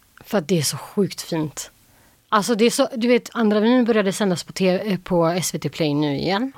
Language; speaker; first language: Swedish; early bilingual, other home language; Albanian